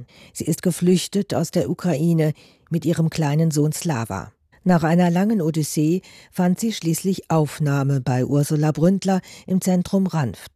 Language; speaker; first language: German; native; German